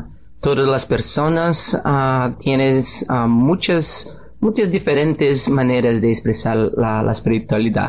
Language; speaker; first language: Spanish; non-native, learner; Portuguese